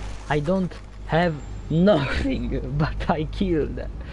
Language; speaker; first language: English; non-native, learner; Italian